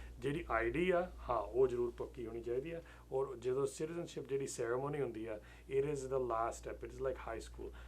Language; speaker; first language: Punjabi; early bilingual, heritage; Punjabi